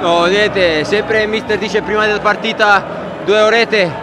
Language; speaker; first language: Italian; non-native, fluent; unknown